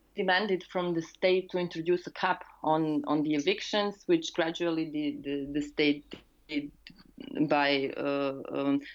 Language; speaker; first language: English; non-native, fluent; Serbian